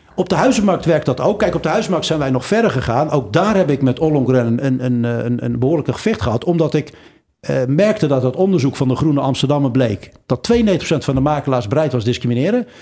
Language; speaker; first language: Dutch; early bilingual, other home language; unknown